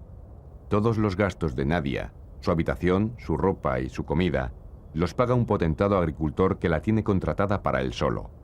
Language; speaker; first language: Spanish; native; Spanish